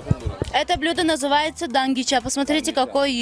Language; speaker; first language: Russian; non-native, local second language; Tajik